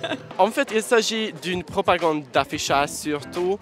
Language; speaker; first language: French; non-native, fluent; Hungarian